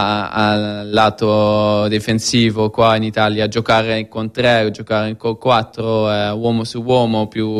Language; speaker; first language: Italian; non-native, fluent; Dutch